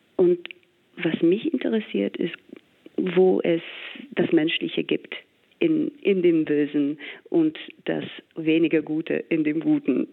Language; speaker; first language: German; non-native, fluent; English